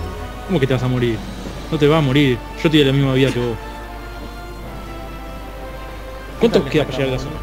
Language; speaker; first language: Spanish; native; Spanish